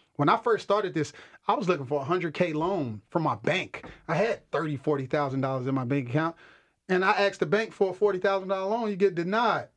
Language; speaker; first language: English; native; English